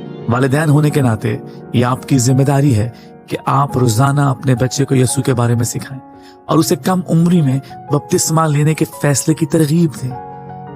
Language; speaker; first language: Urdu; native; Urdu